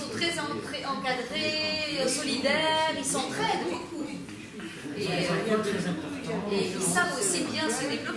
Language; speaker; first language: French; native; French